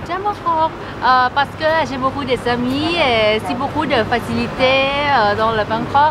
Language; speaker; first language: French; non-native, learner; Thai